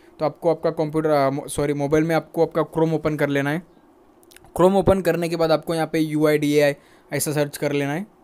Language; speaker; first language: Hindi; non-native, local second language; Marathi